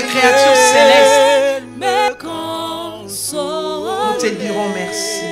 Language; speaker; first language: French; non-native, local second language; Lingala